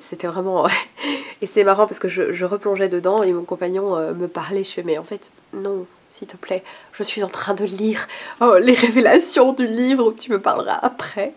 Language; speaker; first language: French; native; French